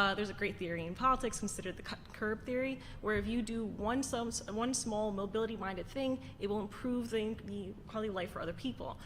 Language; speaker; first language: English; early bilingual, other home language; Italian